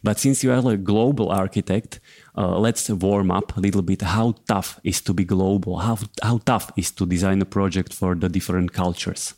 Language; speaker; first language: English; non-native, fluent; Slovak